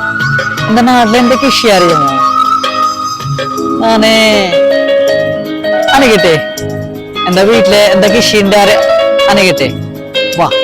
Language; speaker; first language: Malayalam; non-native, local second language; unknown